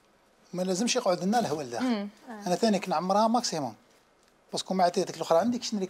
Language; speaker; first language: Arabic; native; Arabic